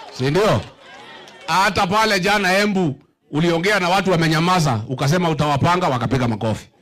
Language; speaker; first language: Swahili; non-native, local second language; Kikuyu